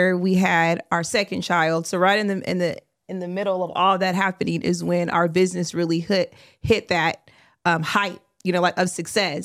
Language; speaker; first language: English; native; English